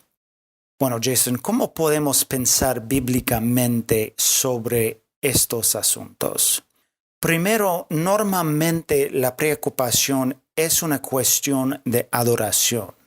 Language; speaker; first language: Spanish; non-native, fluent; English